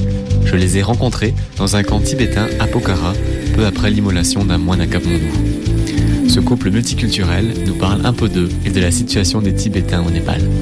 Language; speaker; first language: French; native; French